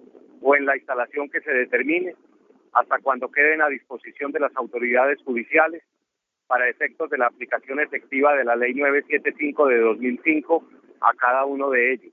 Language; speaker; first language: Spanish; native; Spanish